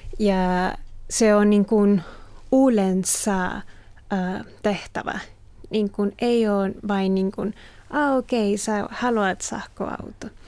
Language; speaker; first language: Finnish; non-native, learner; Spanish